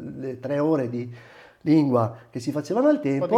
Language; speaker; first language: Italian; native; Italian